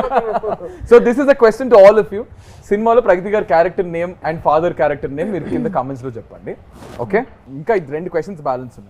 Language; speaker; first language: Telugu; native; Telugu